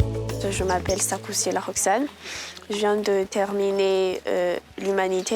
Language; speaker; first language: French; non-native, local second language; Rundi